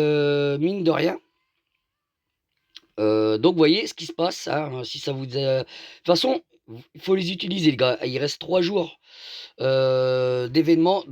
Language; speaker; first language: French; native; French